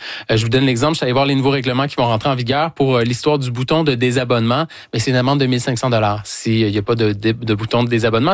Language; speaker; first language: French; native; French